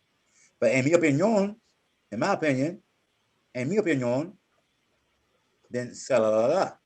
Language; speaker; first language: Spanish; non-native, fluent; English